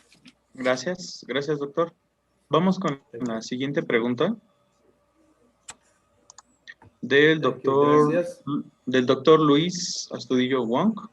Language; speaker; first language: Spanish; native; Spanish